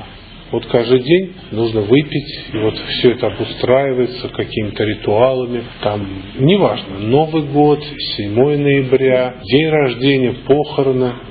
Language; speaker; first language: Russian; native; Russian